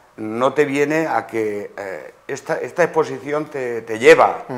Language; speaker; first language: Spanish; native; Spanish